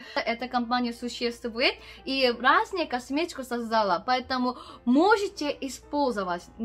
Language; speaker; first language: Russian; non-native, learner; Korean